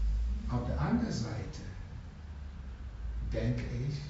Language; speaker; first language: German; non-native, learner; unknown